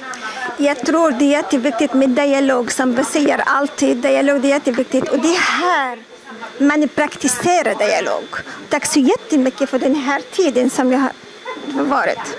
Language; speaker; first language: Swedish; non-native, fluent; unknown